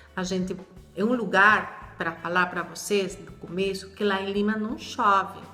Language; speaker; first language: Portuguese; non-native, fluent; Spanish